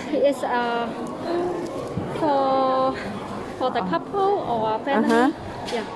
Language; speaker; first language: English; non-native, learner; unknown